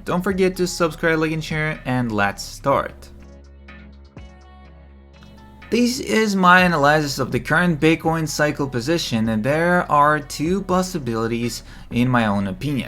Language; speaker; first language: English; non-native, fluent; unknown